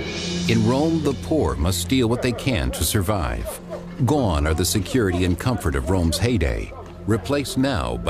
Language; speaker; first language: English; native; English